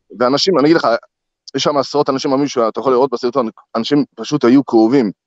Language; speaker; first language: Hebrew; non-native, fluent; English